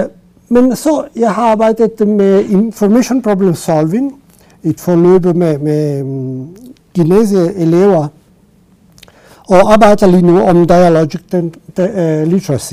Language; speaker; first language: Danish; non-native, fluent; Italian